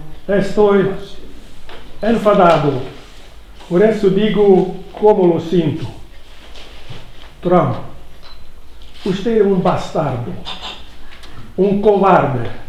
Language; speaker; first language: Spanish; non-native, learner; Hungarian